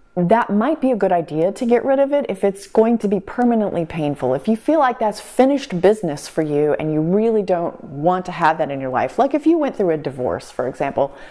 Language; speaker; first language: English; native; English